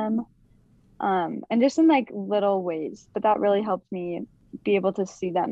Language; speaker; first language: English; native; English